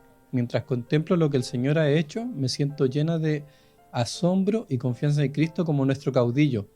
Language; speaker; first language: Spanish; native; Spanish